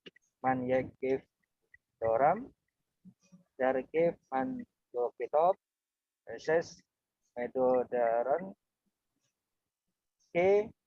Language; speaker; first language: Persian; non-native, learner; Indonesian